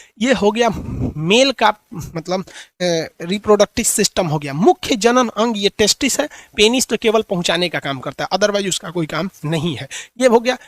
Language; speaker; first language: Hindi; native; Hindi